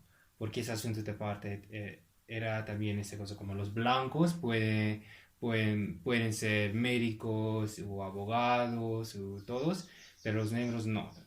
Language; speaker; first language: Spanish; non-native, fluent; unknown